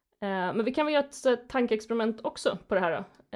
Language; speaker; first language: Swedish; native; Swedish